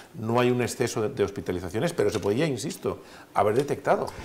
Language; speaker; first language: Spanish; native; Spanish